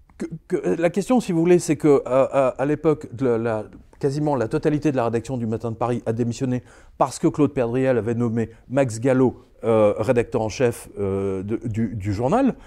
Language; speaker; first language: French; early bilingual, other home language; Serbian